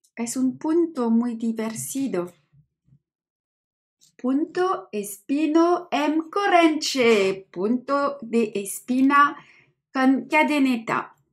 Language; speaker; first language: Spanish; non-native, learner; French